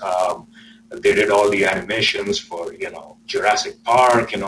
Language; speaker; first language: English; non-native, local second language; Urdu